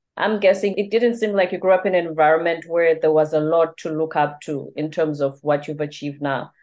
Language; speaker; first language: English; non-native, local second language; Zulu